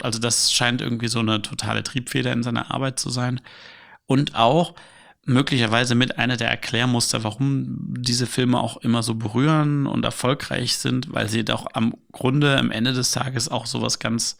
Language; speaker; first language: German; native; German